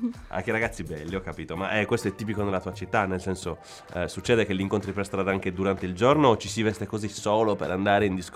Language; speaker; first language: Italian; native; Italian